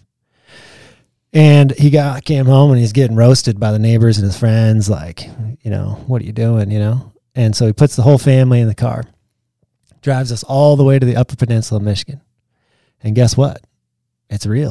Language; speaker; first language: English; native; English